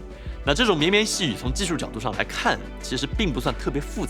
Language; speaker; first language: Chinese; native; Chinese